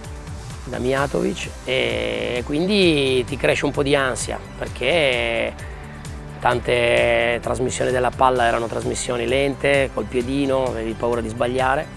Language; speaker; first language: Italian; native; Italian